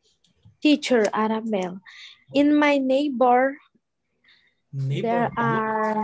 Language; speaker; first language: English; non-native, learner; Portuguese